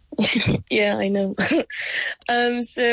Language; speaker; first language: English; non-native, fluent; French